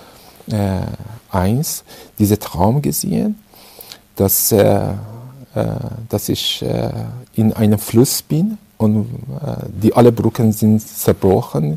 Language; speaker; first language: German; non-native, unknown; Persian